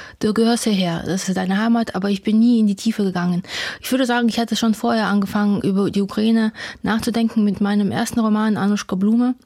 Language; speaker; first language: German; non-native, fluent; Russian